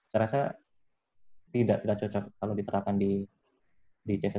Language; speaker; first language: Indonesian; native; Indonesian